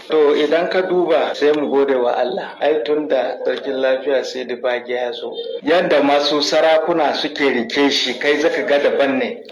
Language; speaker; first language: Hausa; non-native, local second language; Kanuri